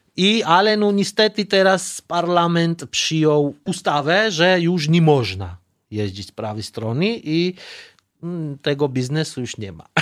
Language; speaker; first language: Polish; non-native, learner; Georgian